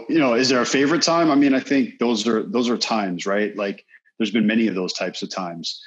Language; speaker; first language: English; native; English